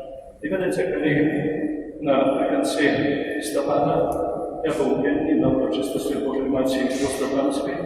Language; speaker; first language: Polish; non-native, fluent; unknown